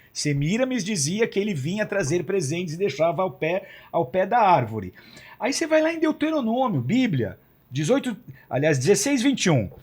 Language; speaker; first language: Portuguese; native; Portuguese